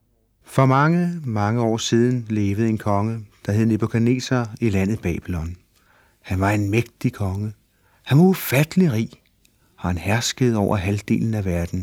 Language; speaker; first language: Danish; native; Danish